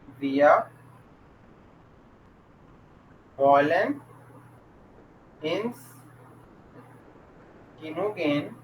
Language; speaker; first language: German; non-native, fluent; Urdu